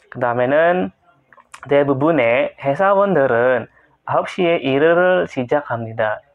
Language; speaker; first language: Korean; non-native, fluent; Indonesian